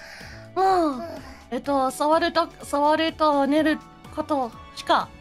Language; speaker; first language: Japanese; non-native, learner; English